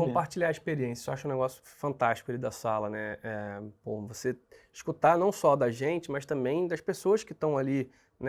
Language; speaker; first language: Portuguese; native; Portuguese